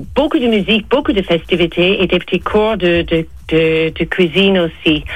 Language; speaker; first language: French; non-native, fluent; English